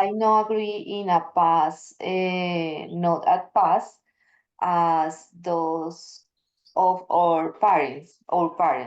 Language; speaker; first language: English; non-native, learner; Spanish